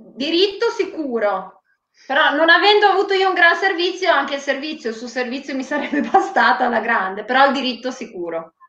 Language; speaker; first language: Italian; native; Italian